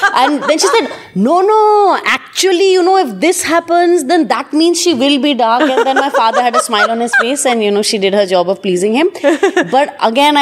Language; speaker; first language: English; non-native, local second language; Hindi